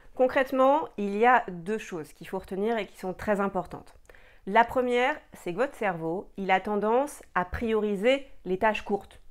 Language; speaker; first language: French; native; French